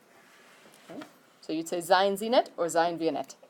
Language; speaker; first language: German; non-native, fluent; English